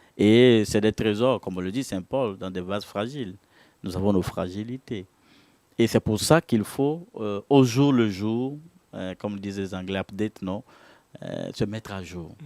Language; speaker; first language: French; non-native, local second language; Ewe